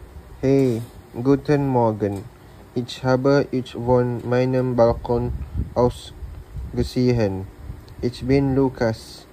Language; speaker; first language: German; non-native, learner; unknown